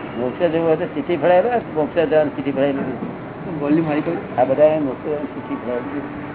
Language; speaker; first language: Gujarati; native; Gujarati